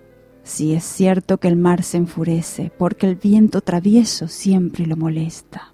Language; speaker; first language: Spanish; native; Spanish